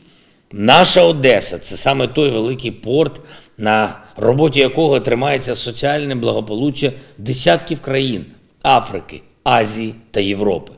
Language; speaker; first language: Ukrainian; non-native, local second language; Russian